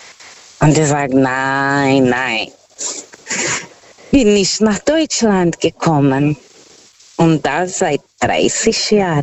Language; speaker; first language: German; non-native, learner; Portuguese